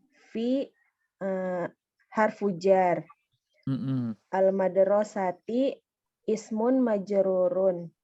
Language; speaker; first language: Arabic; non-native, learner; Indonesian